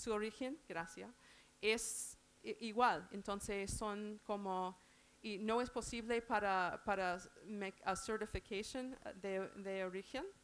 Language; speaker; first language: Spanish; non-native, learner; English